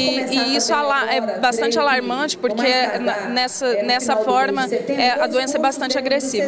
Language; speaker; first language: Portuguese; native; Portuguese